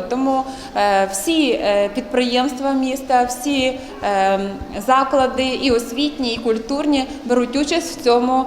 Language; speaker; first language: Ukrainian; native; Ukrainian